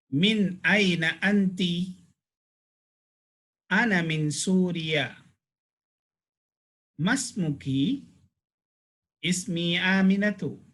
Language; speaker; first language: Arabic; non-native, fluent; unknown